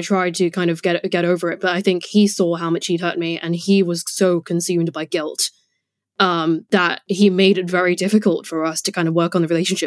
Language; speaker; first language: English; non-native, local second language; Cantonese